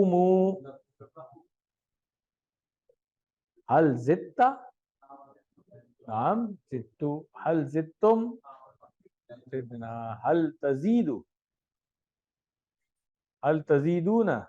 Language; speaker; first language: Arabic; non-native, fluent; Urdu